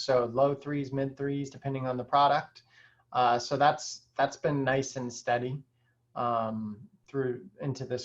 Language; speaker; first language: English; native; English